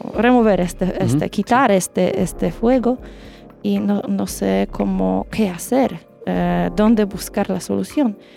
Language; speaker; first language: Spanish; non-native, fluent; Polish